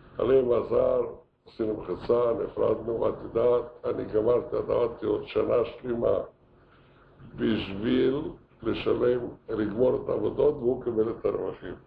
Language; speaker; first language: Hebrew; non-native, fluent; Yiddish